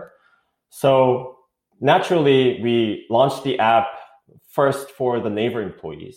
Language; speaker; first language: English; non-native, fluent; Korean